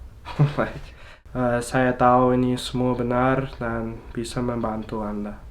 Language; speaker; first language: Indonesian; non-native, learner; English